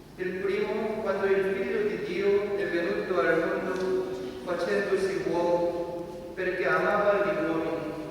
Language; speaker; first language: Italian; non-native, fluent; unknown